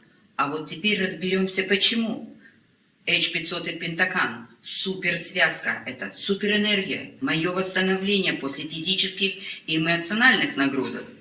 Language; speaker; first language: Russian; native; Russian